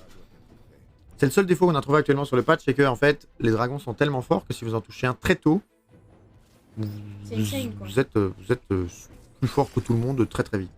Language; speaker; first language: French; native; French